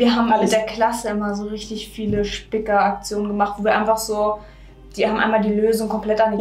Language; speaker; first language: German; native; German